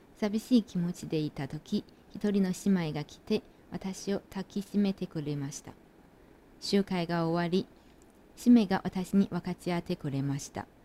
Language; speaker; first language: Japanese; non-native, fluent; Chinese